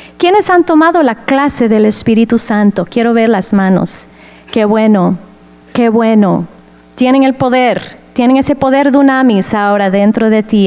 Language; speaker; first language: Spanish; non-native, fluent; English